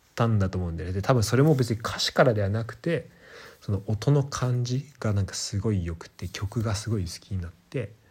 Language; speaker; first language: Japanese; native; Japanese